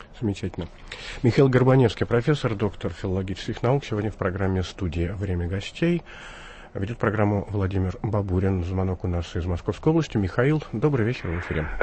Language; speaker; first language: Russian; native; Russian